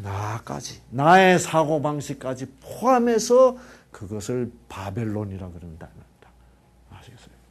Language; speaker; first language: Korean; native; Korean